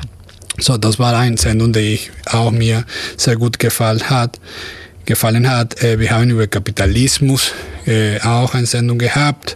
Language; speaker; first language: German; non-native, fluent; Spanish